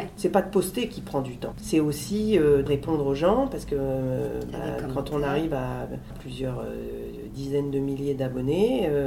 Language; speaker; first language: French; native; French